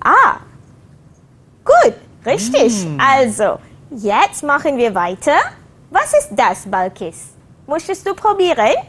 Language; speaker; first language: German; non-native, fluent; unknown